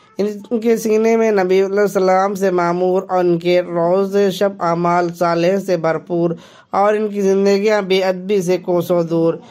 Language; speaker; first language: Hindi; native; Hindi